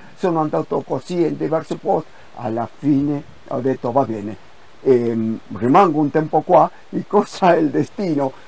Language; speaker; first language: Italian; non-native, fluent; Spanish